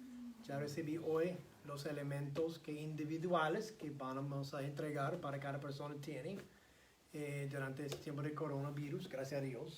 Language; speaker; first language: Spanish; non-native, fluent; English